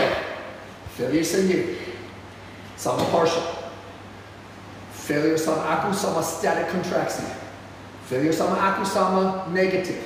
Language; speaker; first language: Indonesian; non-native, fluent; English